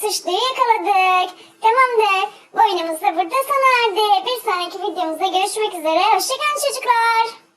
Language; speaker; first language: Turkish; native; Turkish